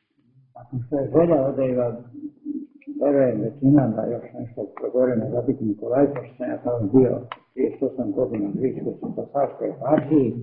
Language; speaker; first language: Serbian; native; Serbian